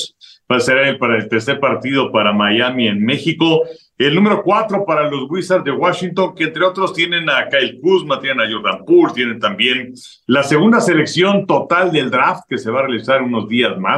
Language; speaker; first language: Spanish; native; Spanish